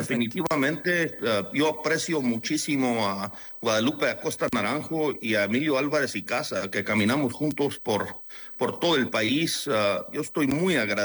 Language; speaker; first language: Spanish; native; Spanish